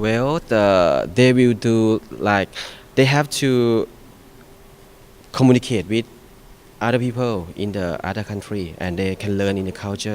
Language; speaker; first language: English; non-native, fluent; Thai